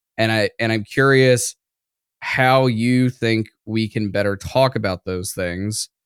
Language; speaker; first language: English; native; English